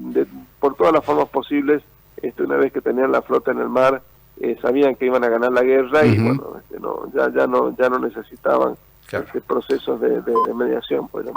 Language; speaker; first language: Spanish; native; Spanish